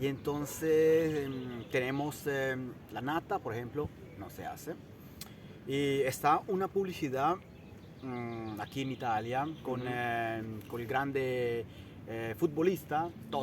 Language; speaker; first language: Spanish; early bilingual, heritage; Italian